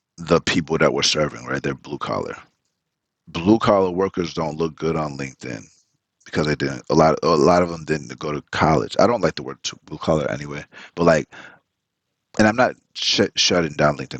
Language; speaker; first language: English; early bilingual, other home language; Spanish